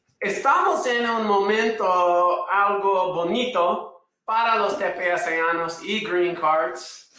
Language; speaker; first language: Spanish; non-native, fluent; English